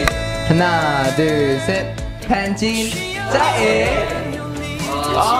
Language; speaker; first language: Korean; non-native, learner; Thai